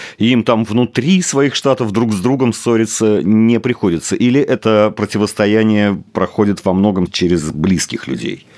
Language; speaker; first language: Russian; native; Russian